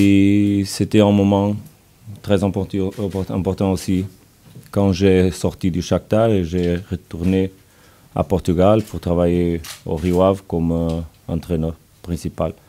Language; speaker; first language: French; non-native, learner; Portuguese